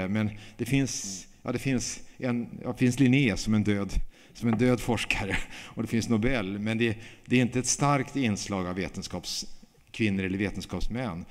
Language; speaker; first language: Swedish; native; Swedish